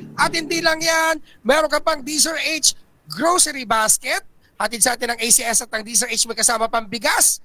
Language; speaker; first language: Filipino; native; Filipino